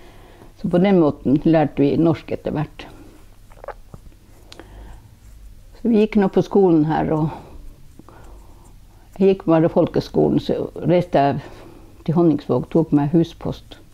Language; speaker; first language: Norwegian; non-native, local second language; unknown